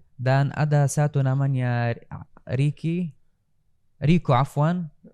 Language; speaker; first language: Indonesian; non-native, learner; Arabic